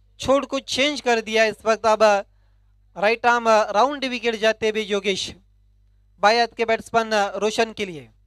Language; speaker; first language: Hindi; non-native, local second language; Marathi